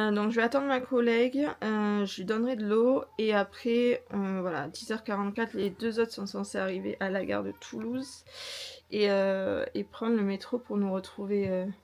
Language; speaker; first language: French; native; French